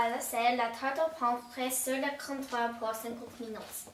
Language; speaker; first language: French; non-native, learner; English